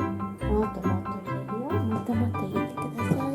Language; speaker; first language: Japanese; native; Japanese